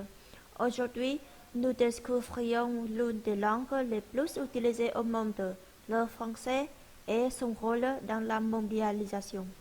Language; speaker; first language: French; non-native, learner; Vietnamese